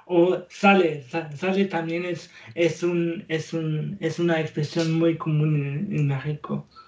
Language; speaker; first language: Spanish; non-native, learner; German